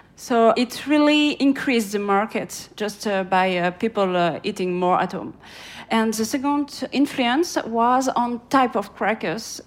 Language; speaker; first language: English; non-native, fluent; French